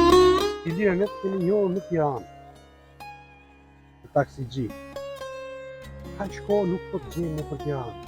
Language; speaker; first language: Albanian; native; Albanian